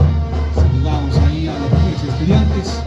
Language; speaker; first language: Spanish; native; Spanish